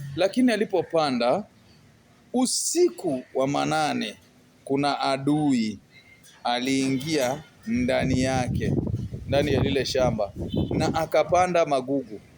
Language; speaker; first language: Swahili; non-native, local second language; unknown